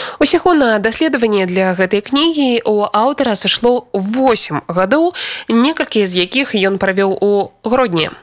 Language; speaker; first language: Belarusian; native; Belarusian